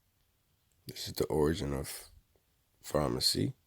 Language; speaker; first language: English; native; English